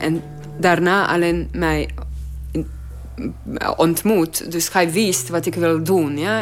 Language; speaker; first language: Dutch; non-native, learner; Croatian